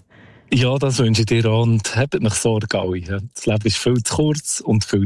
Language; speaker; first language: German; native; German